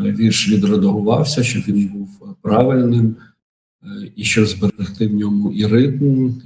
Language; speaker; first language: Ukrainian; native; Ukrainian